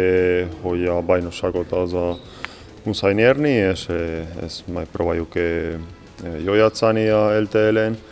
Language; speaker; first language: Hungarian; non-native, learner; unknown